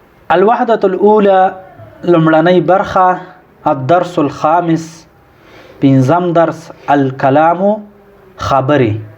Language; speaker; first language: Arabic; non-native, fluent; Pashto